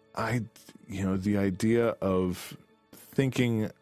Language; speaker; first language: English; native; English